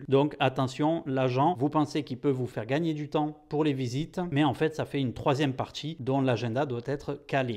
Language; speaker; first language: French; native; French